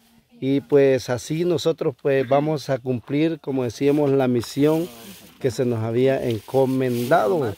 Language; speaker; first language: Spanish; native; Spanish